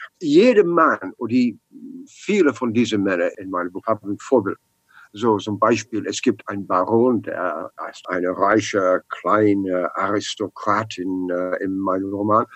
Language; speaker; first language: German; non-native, learner; English